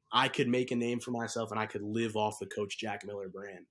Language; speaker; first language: English; native; English